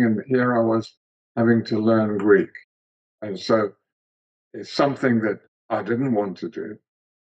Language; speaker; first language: English; early bilingual, other home language; Greek